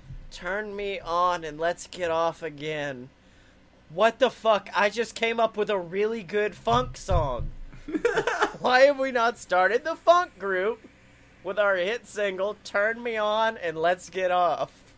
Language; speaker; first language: English; native; English